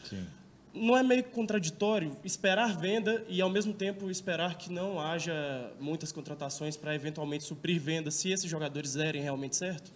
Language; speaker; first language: Portuguese; native; Portuguese